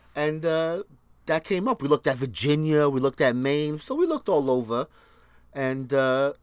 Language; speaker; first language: English; early bilingual, other home language; Spanish